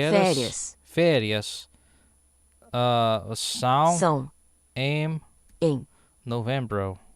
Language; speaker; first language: Portuguese; non-native, learner; English